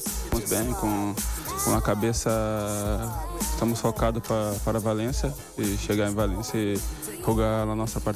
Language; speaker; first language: Spanish; non-native, learner; Portuguese